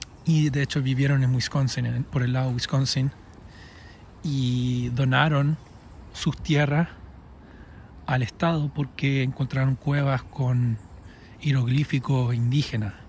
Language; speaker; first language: Spanish; early bilingual, heritage; English